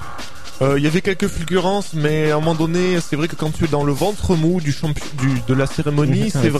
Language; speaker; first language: French; native; French